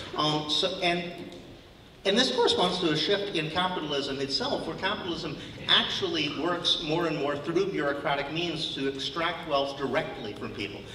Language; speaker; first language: English; native; English